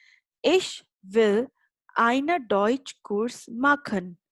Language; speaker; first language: German; non-native, fluent; Hindi